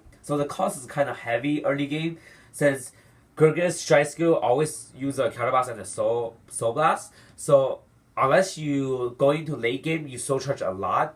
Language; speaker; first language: English; non-native, fluent; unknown